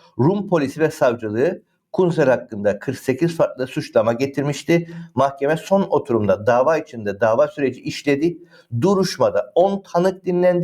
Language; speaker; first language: Turkish; native; Turkish